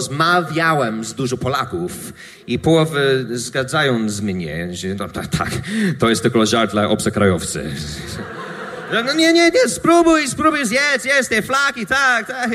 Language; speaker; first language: Polish; non-native, learner; English